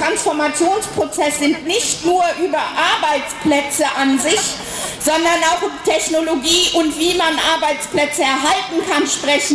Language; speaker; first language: German; native; German